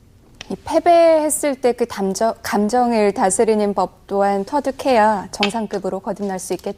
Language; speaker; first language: Korean; native; Korean